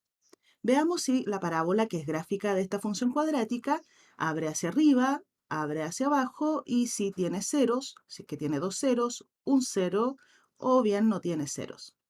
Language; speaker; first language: Spanish; native; Spanish